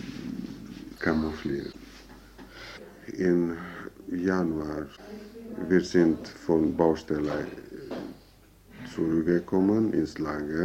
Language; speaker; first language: German; non-native, fluent; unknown